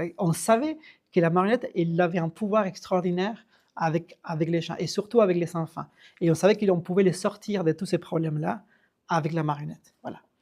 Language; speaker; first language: French; non-native, fluent; Spanish